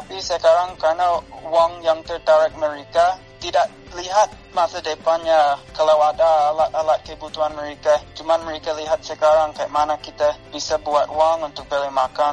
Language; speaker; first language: Indonesian; non-native, fluent; English